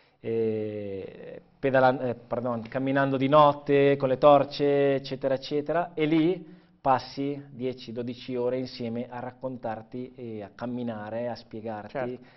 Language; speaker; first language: Italian; non-native, fluent; Catalan